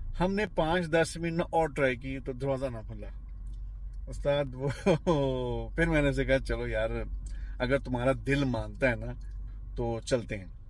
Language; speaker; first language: Urdu; non-native, local second language; Punjabi